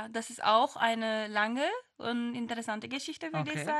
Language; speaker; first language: German; non-native, fluent; Turkish